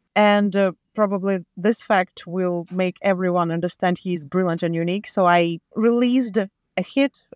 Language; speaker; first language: English; non-native, fluent; Latvian